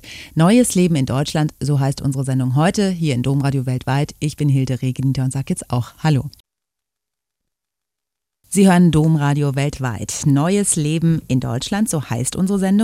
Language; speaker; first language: German; native; German